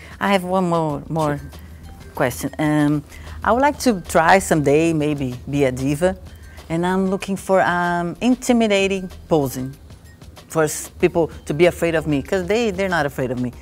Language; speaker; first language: English; non-native, learner; Portuguese